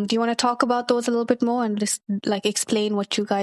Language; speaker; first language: English; early bilingual, other home language; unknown